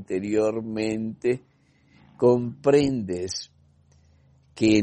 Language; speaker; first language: Spanish; native; Spanish